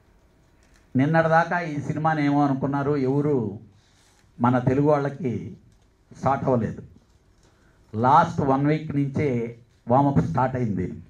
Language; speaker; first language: Telugu; native; Telugu